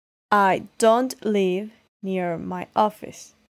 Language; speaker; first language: English; non-native, learner; Spanish